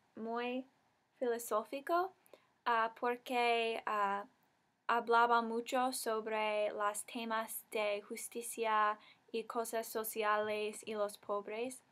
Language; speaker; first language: Spanish; non-native, learner; English